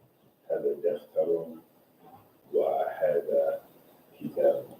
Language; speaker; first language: Arabic; non-native, learner; English